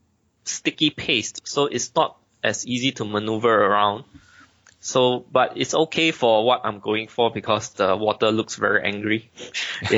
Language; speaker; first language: English; native; English